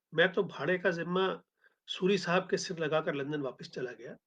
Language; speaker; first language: Hindi; native; Hindi